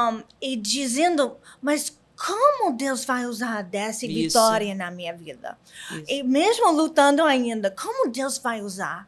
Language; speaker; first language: Portuguese; non-native, learner; English